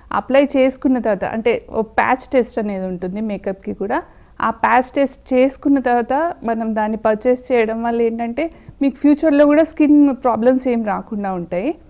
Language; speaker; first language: Telugu; native; Telugu